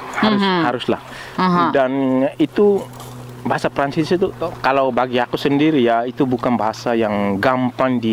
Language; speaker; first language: Indonesian; non-native, local second language; Tetum